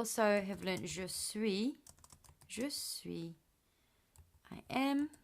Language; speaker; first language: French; non-native, fluent; English